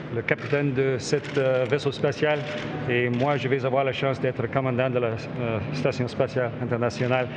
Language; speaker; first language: French; non-native, learner; English